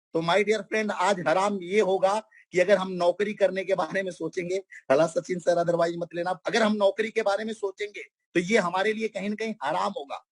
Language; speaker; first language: Hindi; non-native, local second language; Bhojpuri